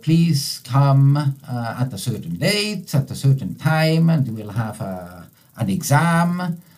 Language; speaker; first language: English; non-native, fluent; Italian